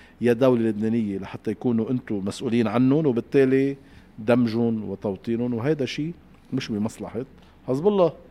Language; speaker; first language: Arabic; native; Arabic